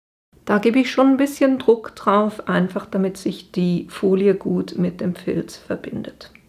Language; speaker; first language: German; native; German